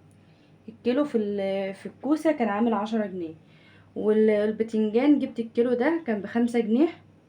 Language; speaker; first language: Arabic; native; Arabic